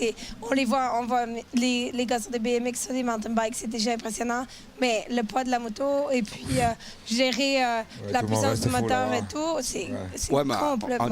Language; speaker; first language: French; native; French